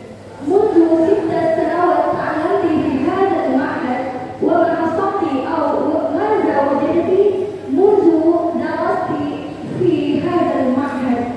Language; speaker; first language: Arabic; non-native, fluent; Indonesian